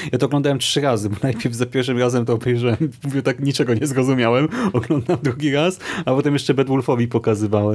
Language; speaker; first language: Polish; native; Polish